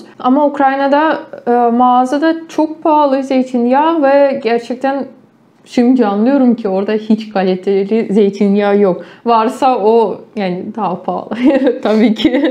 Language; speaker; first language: Turkish; non-native, fluent; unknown